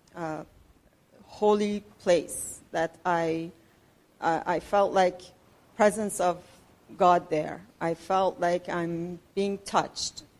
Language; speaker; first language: English; non-native, fluent; Persian